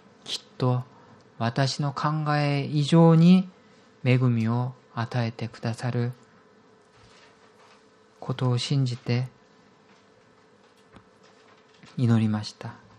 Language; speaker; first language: Japanese; non-native, fluent; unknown